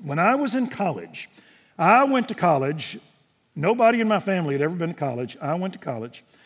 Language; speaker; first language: English; native; English